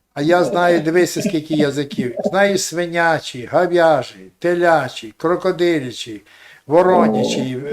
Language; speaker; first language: Russian; non-native, local second language; Ukrainian